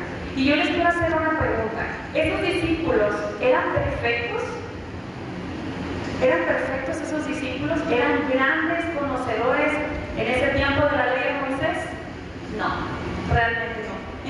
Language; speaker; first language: Spanish; native; Spanish